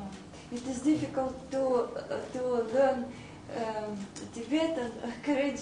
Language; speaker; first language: English; non-native, learner; Russian